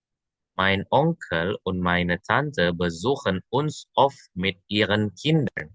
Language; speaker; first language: German; non-native, fluent; Indonesian